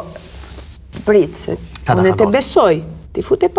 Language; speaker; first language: Albanian; early bilingual, heritage; Albanian